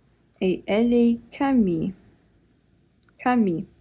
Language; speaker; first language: French; non-native, fluent; English